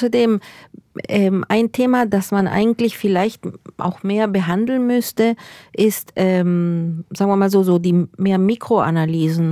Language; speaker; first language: German; early bilingual, other home language; Spanish